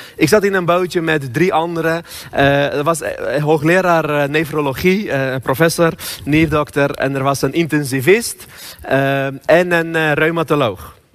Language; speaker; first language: Dutch; non-native, fluent; Armenian